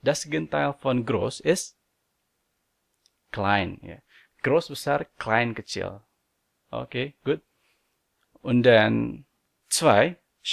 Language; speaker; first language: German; non-native, learner; Indonesian